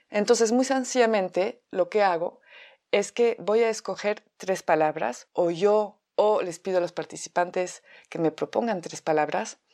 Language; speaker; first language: Spanish; non-native, fluent; French